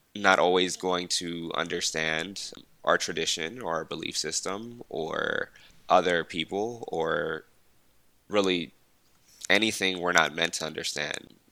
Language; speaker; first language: English; early bilingual, other home language; Spanish